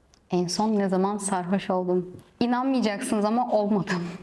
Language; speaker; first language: Turkish; non-native, fluent; Russian